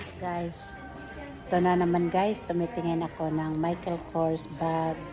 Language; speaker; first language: Filipino; native; Filipino